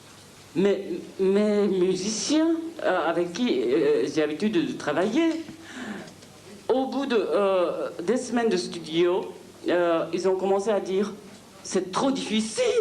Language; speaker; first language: French; non-native, fluent; Japanese